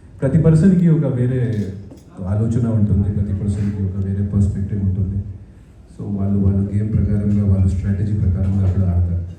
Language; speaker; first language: Telugu; non-native, fluent; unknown